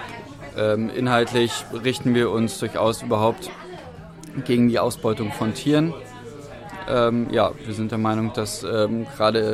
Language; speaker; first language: German; native; German